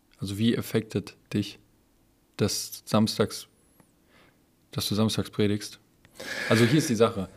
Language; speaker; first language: German; native; German